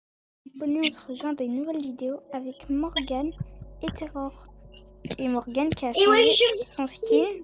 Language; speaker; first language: French; native; French